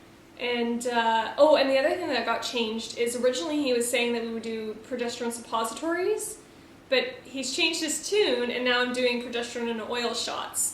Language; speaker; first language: English; native; English